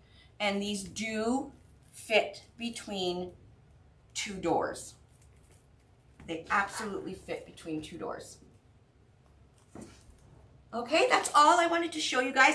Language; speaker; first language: English; native; English